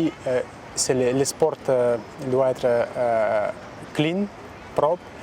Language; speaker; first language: French; non-native, learner; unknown